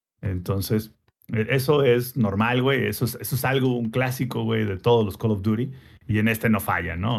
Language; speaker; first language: Spanish; native; Spanish